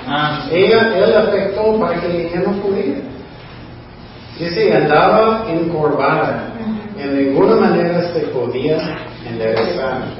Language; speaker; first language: Spanish; non-native, fluent; English